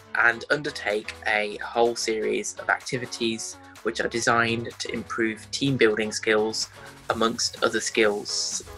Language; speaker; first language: English; native; English